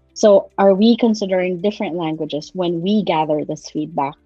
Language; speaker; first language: English; non-native, local second language; Cebuano